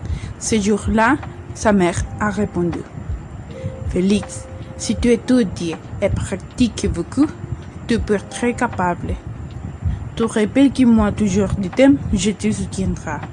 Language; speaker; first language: French; non-native, learner; Spanish